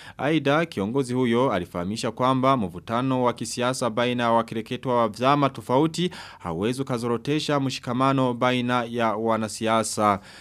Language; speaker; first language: Swahili; non-native, local second language; Rundi